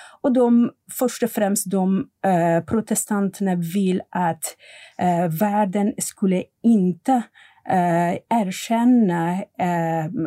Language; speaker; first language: Swedish; non-native, fluent; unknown